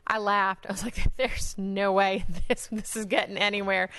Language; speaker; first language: English; native; English